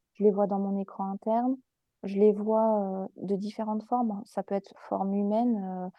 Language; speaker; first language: French; native; French